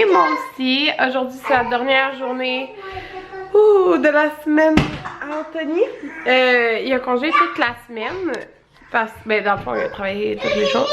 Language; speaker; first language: French; native; French